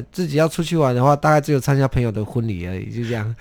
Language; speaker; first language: Chinese; non-native, local second language; Amis